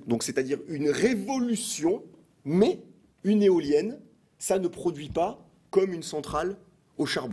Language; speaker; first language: French; native; French